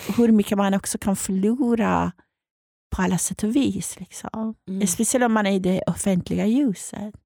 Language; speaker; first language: Swedish; non-native, fluent; Persian